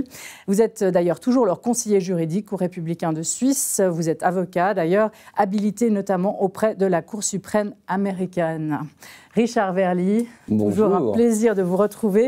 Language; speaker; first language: French; native; French